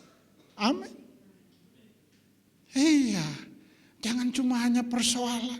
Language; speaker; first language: Indonesian; native; Indonesian